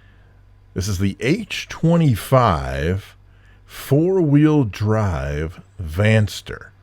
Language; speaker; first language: English; native; English